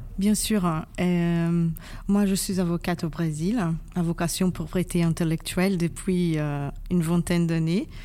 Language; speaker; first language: French; non-native, fluent; Portuguese